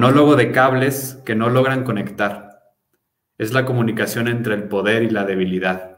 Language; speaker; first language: Spanish; native; Spanish